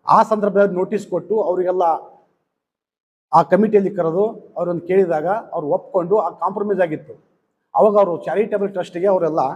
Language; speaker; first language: Kannada; non-native, local second language; Lambadi